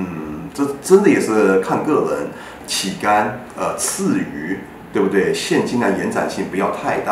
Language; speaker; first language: Chinese; native; Chinese